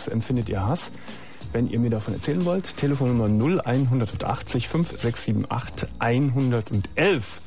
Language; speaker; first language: German; native; German